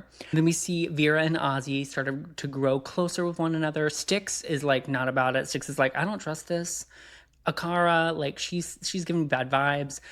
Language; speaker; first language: English; native; English